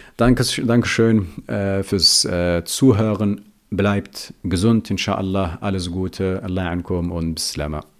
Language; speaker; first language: German; early bilingual, other home language; Riffian